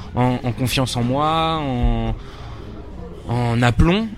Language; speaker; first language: French; native; French